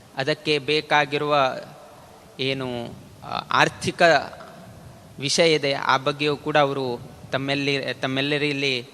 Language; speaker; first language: Kannada; non-native, local second language; Konkani